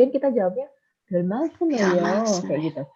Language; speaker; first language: Indonesian; native; Indonesian